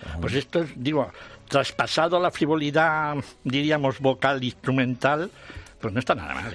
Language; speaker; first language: Spanish; native; Spanish